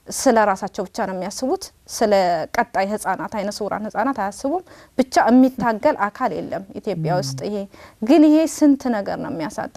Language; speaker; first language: Amharic; native; Amharic